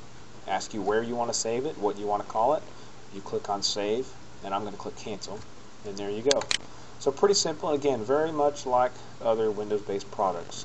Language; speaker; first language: English; native; English